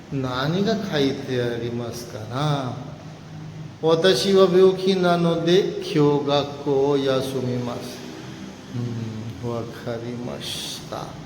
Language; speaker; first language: Japanese; non-native, fluent; Urdu